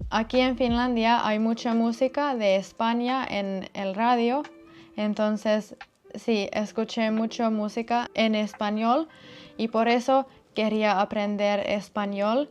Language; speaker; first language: Spanish; non-native, fluent; Finnish